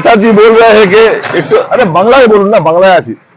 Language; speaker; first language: Hindi; non-native, local second language; Bangla